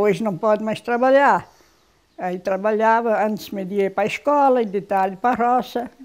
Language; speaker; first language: Portuguese; non-native, local second language; German